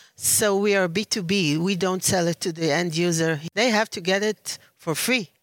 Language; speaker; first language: English; non-native, learner; Hebrew